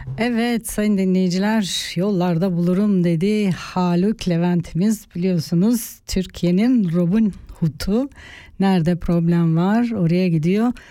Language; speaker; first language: Turkish; native; Turkish